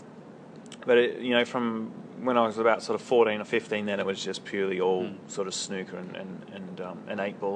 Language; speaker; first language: English; native; English